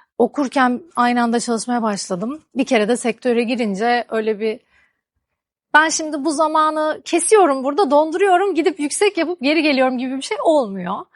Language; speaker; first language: Turkish; native; Turkish